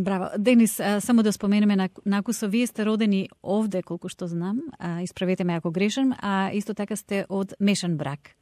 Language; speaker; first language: Macedonian; native; Macedonian